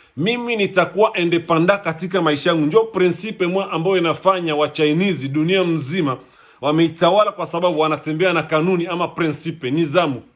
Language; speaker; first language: Swahili; native; Swahili